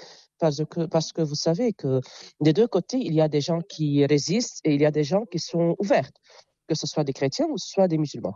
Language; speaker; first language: French; non-native, local second language; Arabic